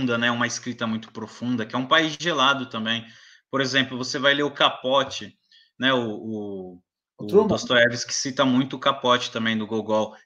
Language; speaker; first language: Portuguese; native; Portuguese